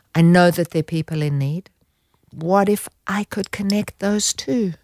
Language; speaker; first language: English; native; English